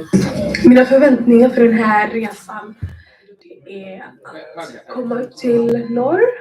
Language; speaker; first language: Swedish; early bilingual, other home language; Somali